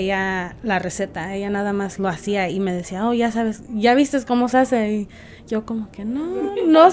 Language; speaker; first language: Spanish; early bilingual, heritage; Spanish